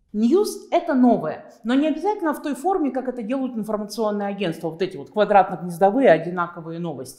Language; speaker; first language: Russian; native; Russian